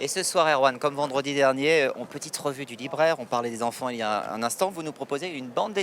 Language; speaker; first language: French; native; French